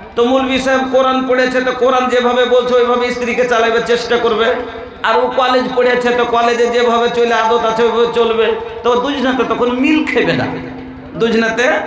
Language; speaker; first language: Bangla; non-native, local second language; Bhojpuri